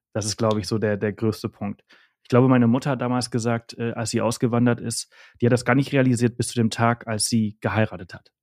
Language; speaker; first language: German; early bilingual, heritage; German